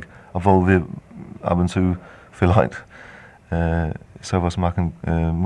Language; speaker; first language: German; non-native, fluent; English